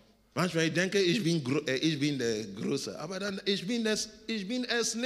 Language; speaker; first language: German; non-native, learner; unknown